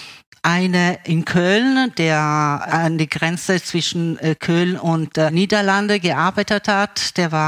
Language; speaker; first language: German; early bilingual, other home language; Italian